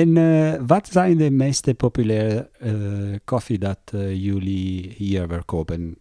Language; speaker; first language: Dutch; non-native, learner; Italian